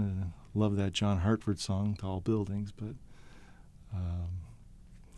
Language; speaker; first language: English; native; English